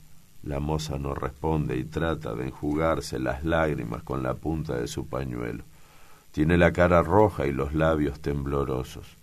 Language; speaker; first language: Spanish; native; Spanish